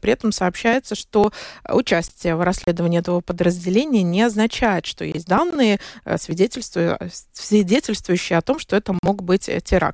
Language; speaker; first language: Russian; native; Russian